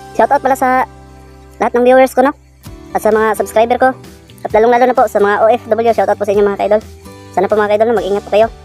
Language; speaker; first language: Filipino; non-native, local second language; Cebuano